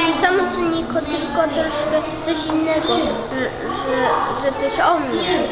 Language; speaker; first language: Polish; early bilingual, heritage; Polish